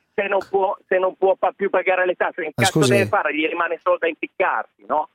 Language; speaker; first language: Italian; non-native, fluent; Arabic